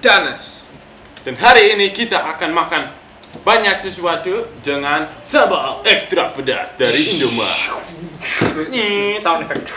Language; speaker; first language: Indonesian; non-native, local second language; English